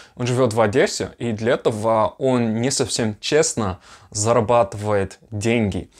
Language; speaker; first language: Russian; non-native, fluent; Dutch